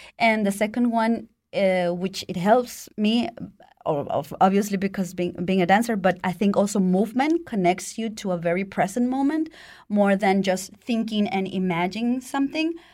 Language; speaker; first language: English; non-native, fluent; Spanish